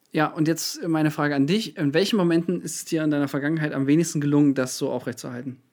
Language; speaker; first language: German; native; German